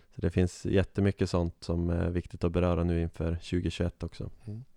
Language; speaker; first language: Swedish; native; Swedish